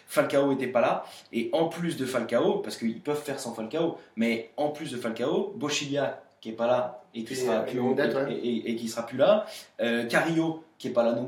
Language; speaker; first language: French; native; French